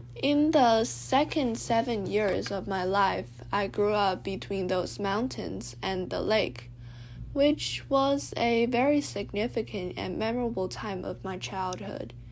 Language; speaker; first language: English; non-native, fluent; Chinese